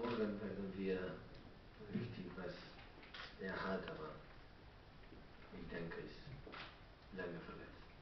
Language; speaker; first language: German; non-native, learner; Catalan